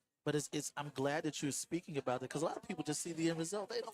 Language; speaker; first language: English; native; English